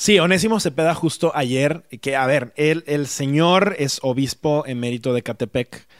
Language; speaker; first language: Spanish; native; Spanish